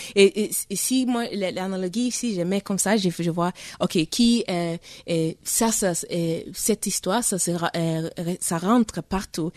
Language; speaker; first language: French; early bilingual, heritage; French